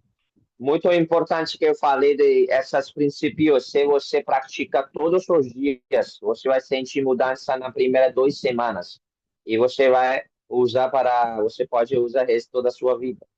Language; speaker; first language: Portuguese; non-native, learner; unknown